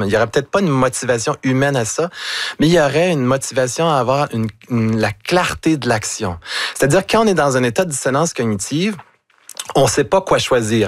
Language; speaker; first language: French; native; French